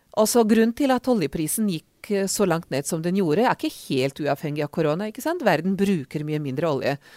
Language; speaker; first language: Norwegian; non-native, fluent; Hungarian